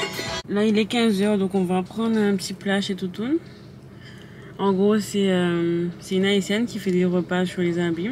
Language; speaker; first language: French; native; French